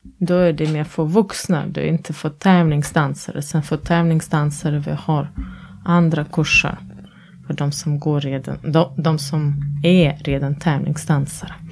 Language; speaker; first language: Swedish; non-native, fluent; Latvian